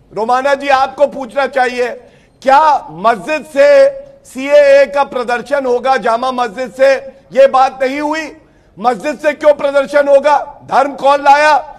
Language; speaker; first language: Hindi; native; Hindi